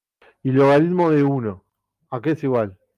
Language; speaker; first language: Spanish; native; Spanish